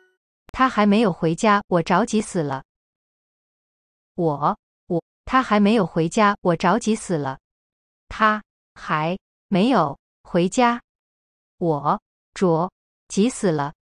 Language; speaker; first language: Chinese; non-native, learner; Japanese